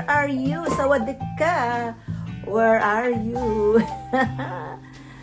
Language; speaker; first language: English; non-native, local second language; Filipino